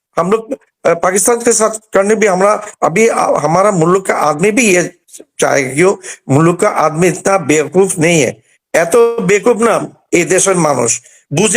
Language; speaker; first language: Hindi; non-native, learner; Bangla